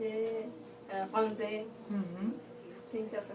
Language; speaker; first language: French; non-native, learner; Spanish